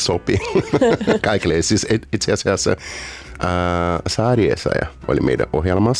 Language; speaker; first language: Finnish; non-native, fluent; Portuguese